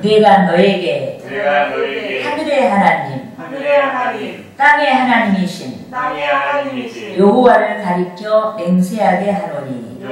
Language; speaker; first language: Korean; native; Korean